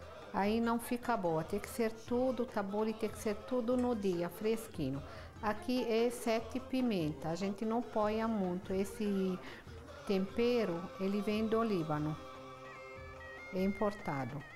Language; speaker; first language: Portuguese; non-native, fluent; Arabic